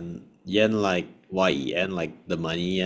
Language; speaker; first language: English; non-native, fluent; Indonesian